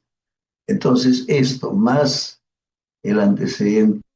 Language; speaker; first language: Spanish; native; Spanish